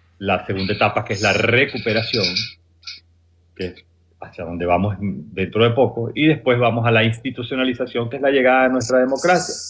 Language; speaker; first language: Spanish; native; Spanish